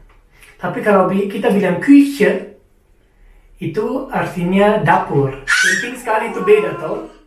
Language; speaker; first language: Indonesian; non-native, fluent; German